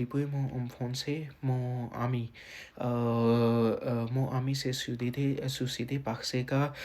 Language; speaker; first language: French; non-native, learner; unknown